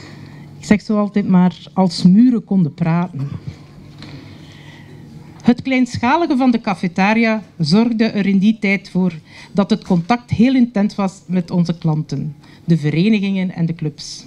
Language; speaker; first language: Dutch; native; Dutch